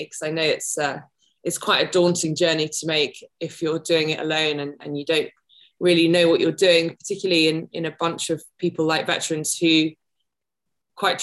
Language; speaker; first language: English; native; English